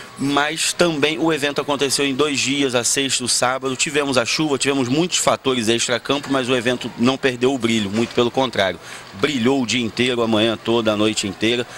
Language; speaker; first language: Portuguese; native; Portuguese